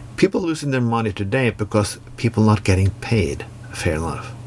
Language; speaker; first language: English; non-native, fluent; Norwegian